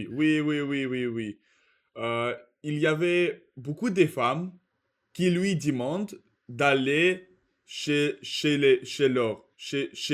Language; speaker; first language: French; non-native, learner; Russian